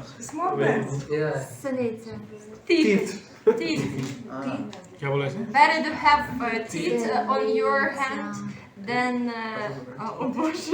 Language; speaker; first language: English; non-native, learner; Ukrainian